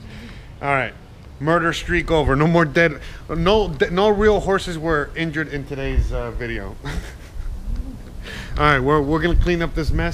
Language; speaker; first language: English; native; English